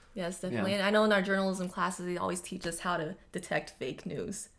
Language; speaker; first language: English; early bilingual, other home language; Japanese